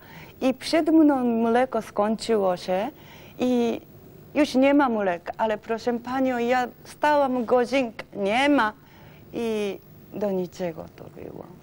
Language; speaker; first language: Polish; non-native, learner; Japanese